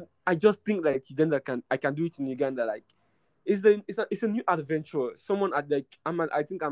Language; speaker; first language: English; non-native, local second language; Krio